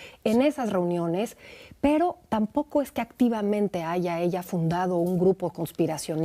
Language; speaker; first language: Spanish; native; Spanish